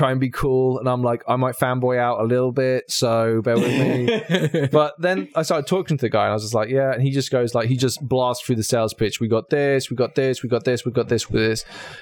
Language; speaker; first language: English; native; English